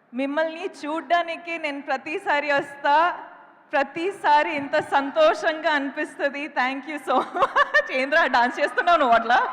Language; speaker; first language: Telugu; non-native, local second language; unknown